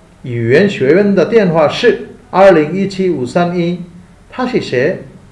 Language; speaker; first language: Chinese; non-native, fluent; Bangla